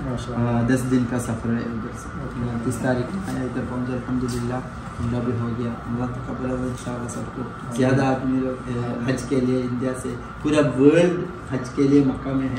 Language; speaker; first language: Hindi; non-native, local second language; Malayalam